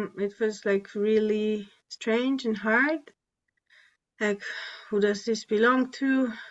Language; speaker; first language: English; non-native, fluent; Hungarian